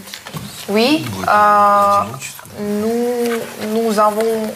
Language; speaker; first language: French; non-native, learner; Russian